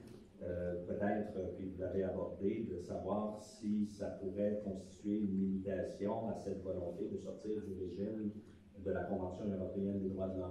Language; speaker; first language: French; native; French